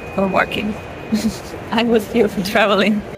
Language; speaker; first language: English; non-native, fluent; Russian